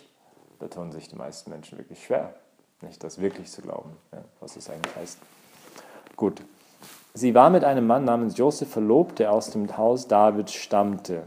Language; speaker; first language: German; native; German